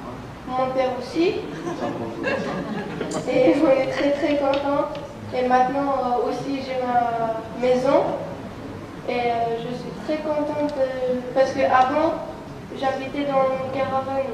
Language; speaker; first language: French; early bilingual, other home language; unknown